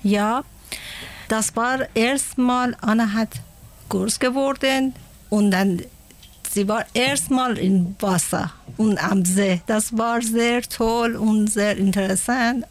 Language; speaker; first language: German; non-native, learner; Persian